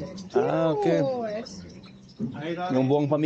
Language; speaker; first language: Filipino; non-native, fluent; English